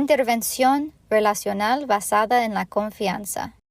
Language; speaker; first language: Spanish; non-native, fluent; English